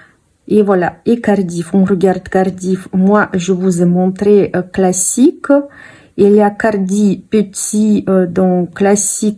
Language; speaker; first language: French; non-native, fluent; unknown